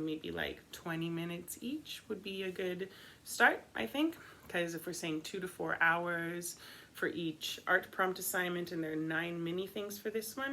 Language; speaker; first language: English; native; English